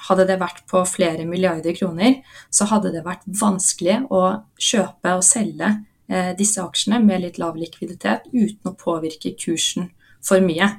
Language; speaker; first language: Norwegian; native; Norwegian